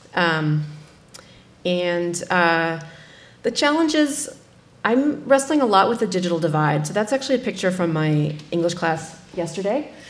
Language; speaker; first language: English; native; English